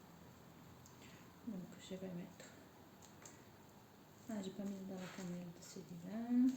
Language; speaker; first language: French; native; French